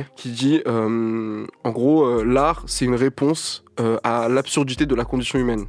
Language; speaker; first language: French; native; French